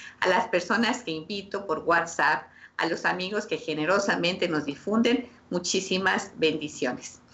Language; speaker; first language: Spanish; native; Spanish